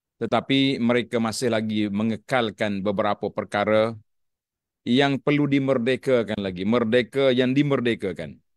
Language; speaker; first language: Malay; native; Malay